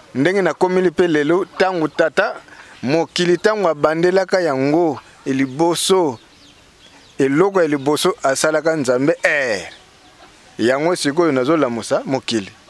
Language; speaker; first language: Lingala; non-native, local second language; Kongo